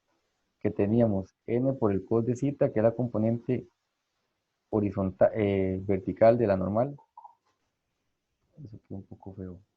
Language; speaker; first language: Spanish; native; Spanish